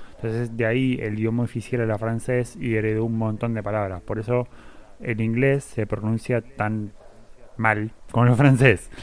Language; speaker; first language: Spanish; native; Spanish